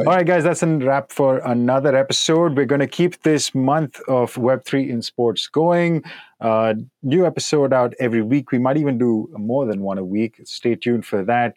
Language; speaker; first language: English; non-native, local second language; Hindi